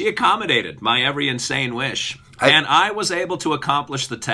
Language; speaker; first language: English; native; English